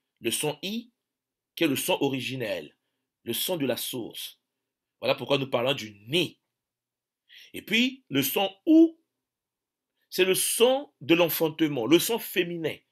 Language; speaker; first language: French; non-native, local second language; Kongo